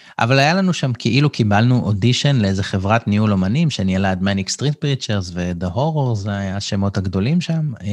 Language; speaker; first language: Hebrew; native; Hebrew